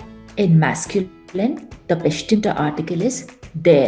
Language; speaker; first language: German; non-native, fluent; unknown